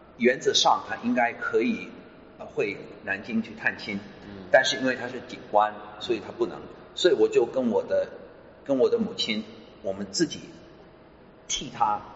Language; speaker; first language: Chinese; non-native, fluent; English